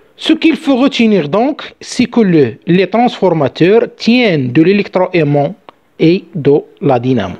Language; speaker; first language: French; non-native, local second language; Arabic